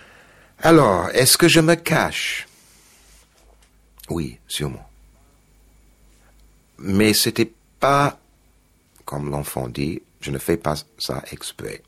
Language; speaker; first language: French; non-native, fluent; English